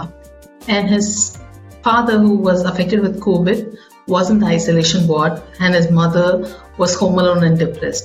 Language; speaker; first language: English; non-native, local second language; Tamil